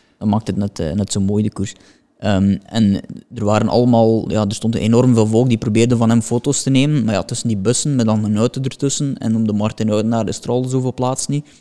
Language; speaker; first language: Dutch; native; Dutch